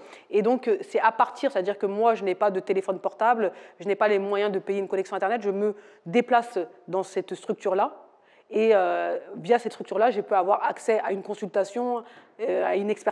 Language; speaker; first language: French; native; French